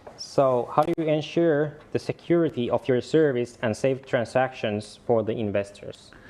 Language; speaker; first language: English; non-native, fluent; Finnish